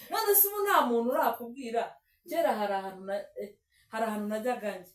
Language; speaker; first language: Kinyarwanda; native; Kinyarwanda